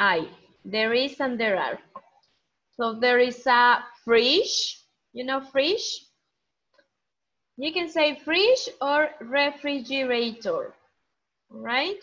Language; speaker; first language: English; non-native, fluent; Spanish